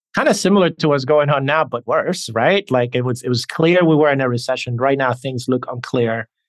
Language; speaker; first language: English; early bilingual, other home language; Spanish